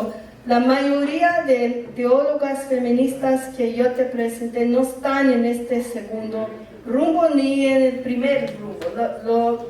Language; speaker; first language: Spanish; early bilingual, heritage; English